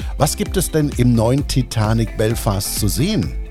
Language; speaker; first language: German; native; German